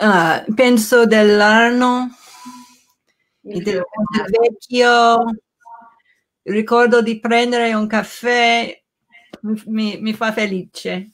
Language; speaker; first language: Italian; non-native, learner; English